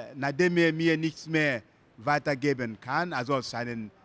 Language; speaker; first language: German; non-native, fluent; Igbo